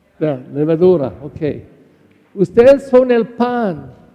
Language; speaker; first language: Spanish; non-native, learner; English